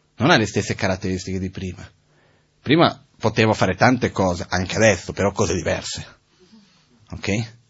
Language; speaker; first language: Italian; non-native, fluent; Portuguese